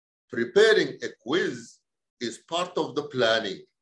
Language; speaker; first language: English; non-native, fluent; Arabic